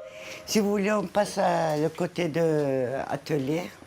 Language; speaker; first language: French; non-native, fluent; Turkish